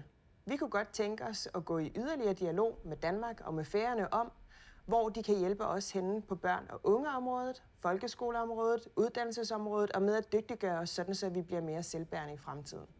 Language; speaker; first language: Danish; native; Danish